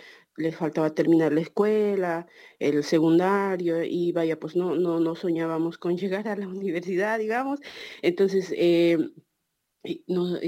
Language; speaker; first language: Spanish; native; Spanish